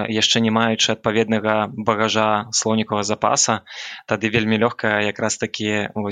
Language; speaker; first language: Belarusian; non-native, local second language; Russian